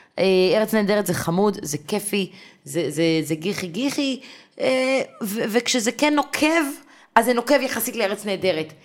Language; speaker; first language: Hebrew; native; Hebrew